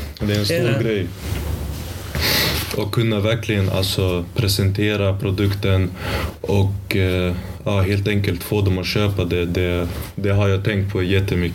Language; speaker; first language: Swedish; early bilingual, other home language; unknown